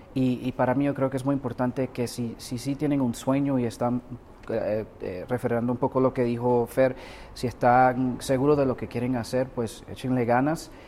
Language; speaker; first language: Spanish; early bilingual, heritage; Spanish